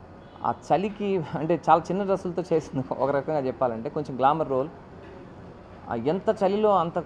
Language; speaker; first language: Telugu; native; Telugu